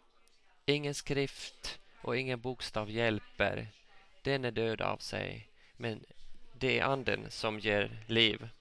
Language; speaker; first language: Swedish; non-native, local second language; Finnish